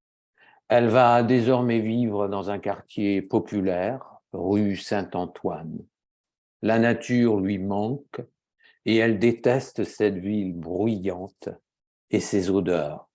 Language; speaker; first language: French; native; French